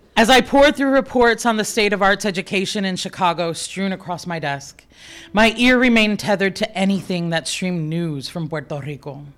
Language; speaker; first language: English; early bilingual, other home language; Spanish